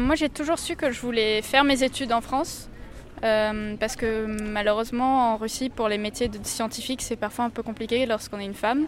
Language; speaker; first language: French; early bilingual, heritage; French